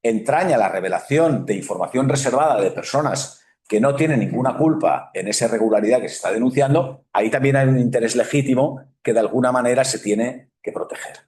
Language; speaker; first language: Spanish; native; Spanish